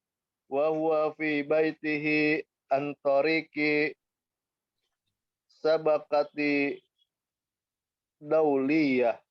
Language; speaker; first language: Arabic; non-native, learner; Indonesian